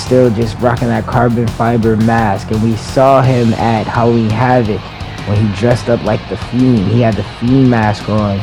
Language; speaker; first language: English; native; English